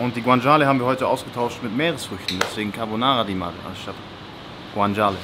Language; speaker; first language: German; native; German